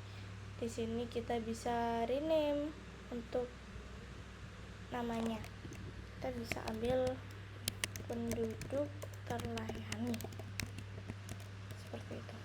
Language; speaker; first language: Indonesian; native; Indonesian